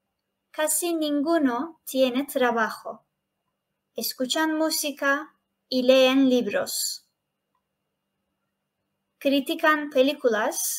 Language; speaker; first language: Spanish; non-native, fluent; Turkish